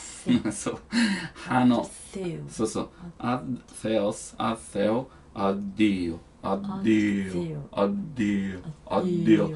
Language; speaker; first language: Japanese; non-native, learner; Italian